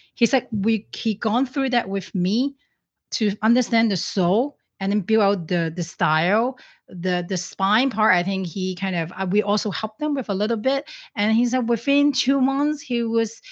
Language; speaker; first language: English; non-native, local second language; Cantonese